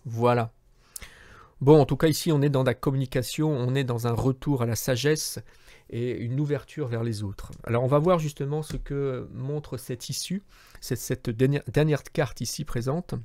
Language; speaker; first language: French; native; French